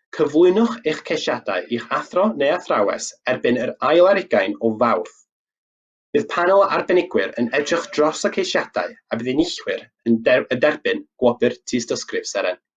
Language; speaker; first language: Welsh; native; Welsh